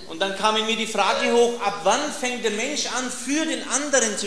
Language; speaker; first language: German; native; German